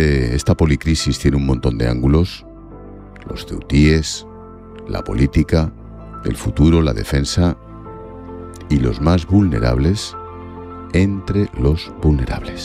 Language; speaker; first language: Spanish; native; Spanish